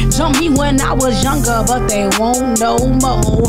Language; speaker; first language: English; native; English